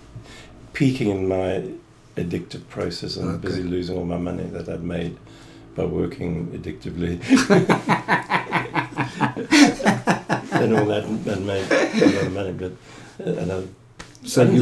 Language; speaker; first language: English; native; English